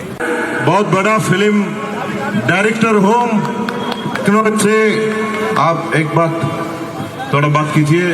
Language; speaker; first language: Hindi; non-native, local second language; Malayalam